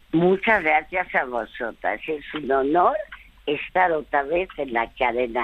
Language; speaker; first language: Spanish; early bilingual, other home language; French